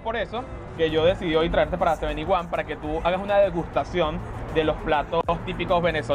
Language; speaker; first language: Spanish; native; Spanish